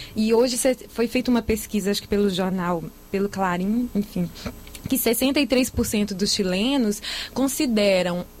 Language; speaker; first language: Portuguese; native; Portuguese